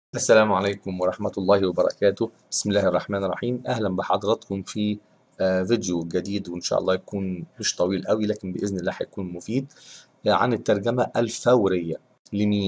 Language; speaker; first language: Arabic; native; Arabic